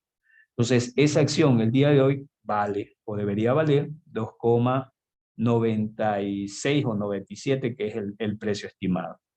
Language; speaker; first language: Spanish; native; Spanish